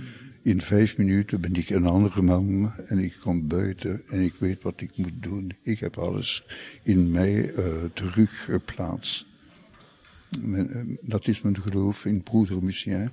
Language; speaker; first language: Dutch; non-native, local second language; French